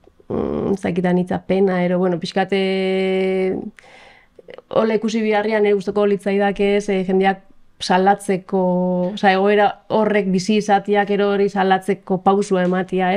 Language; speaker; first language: Basque; native; Basque